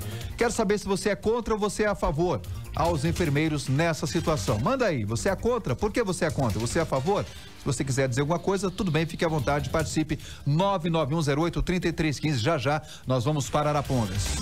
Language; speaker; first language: Portuguese; native; Portuguese